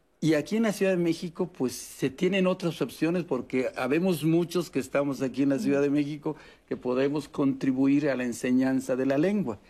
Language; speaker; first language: Spanish; non-native, local second language; Yucateco